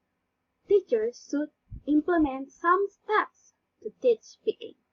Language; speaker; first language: English; non-native, learner; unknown